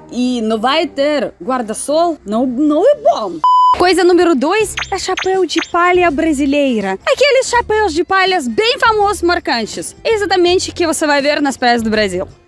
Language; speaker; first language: Portuguese; non-native, fluent; Russian